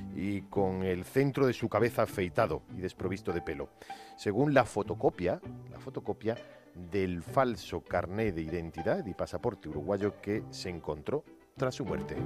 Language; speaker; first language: Spanish; native; Spanish